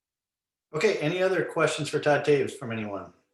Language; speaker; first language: English; native; English